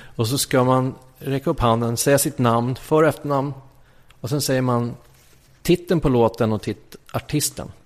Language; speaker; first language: Swedish; native; Swedish